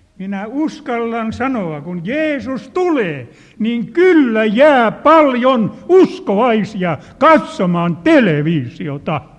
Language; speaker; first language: Finnish; native; Finnish